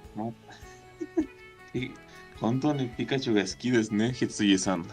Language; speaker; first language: Japanese; non-native, learner; Spanish